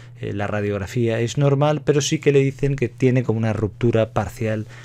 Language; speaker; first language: Spanish; native; Spanish